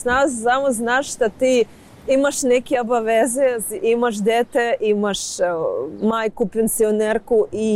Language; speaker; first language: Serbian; non-native, learner; Ukrainian